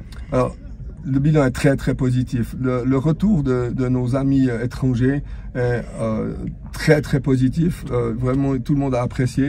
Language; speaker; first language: French; native; French